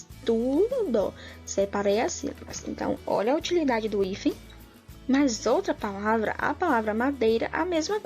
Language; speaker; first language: Portuguese; native; Portuguese